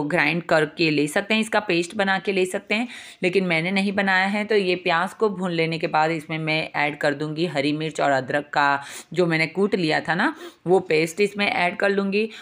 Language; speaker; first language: Hindi; non-native, local second language; Gujarati